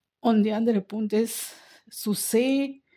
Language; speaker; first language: German; non-native, learner; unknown